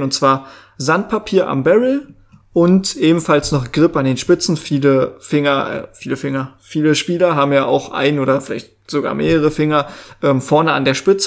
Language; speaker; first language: German; native; German